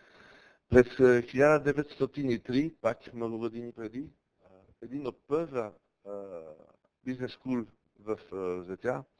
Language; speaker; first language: Bulgarian; non-native, learner; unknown